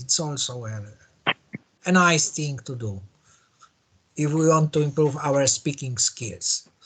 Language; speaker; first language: English; non-native, learner; Polish